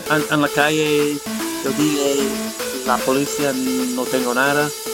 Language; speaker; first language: Spanish; non-native, learner; English